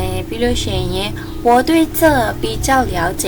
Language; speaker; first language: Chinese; non-native, fluent; Burmese